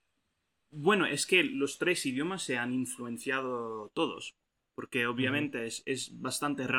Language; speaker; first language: Spanish; non-native, fluent; English